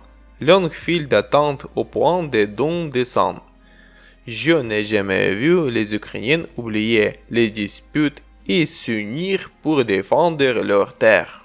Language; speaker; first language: French; non-native, learner; Ukrainian